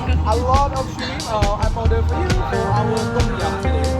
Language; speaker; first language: English; non-native, learner; Thai